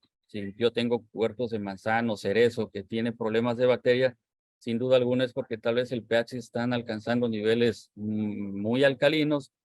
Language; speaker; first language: Spanish; native; Spanish